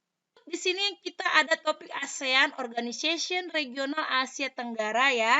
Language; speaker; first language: Indonesian; native; Indonesian